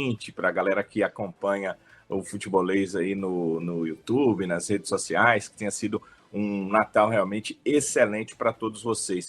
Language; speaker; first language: Portuguese; native; Portuguese